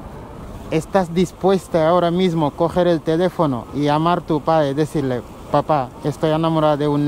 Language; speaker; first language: Spanish; non-native, fluent; Wolof